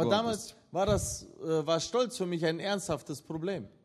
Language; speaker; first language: German; non-native, fluent; Russian